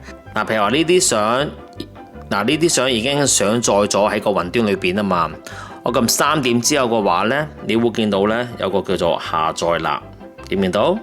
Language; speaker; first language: Cantonese; native; Cantonese